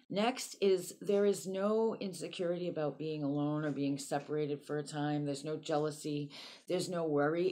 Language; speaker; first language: English; native; English